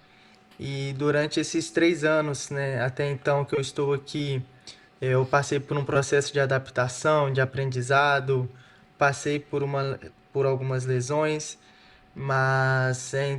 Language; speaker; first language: Portuguese; native; Portuguese